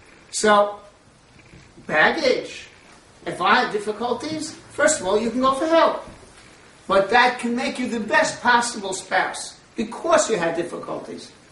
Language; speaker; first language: English; native; English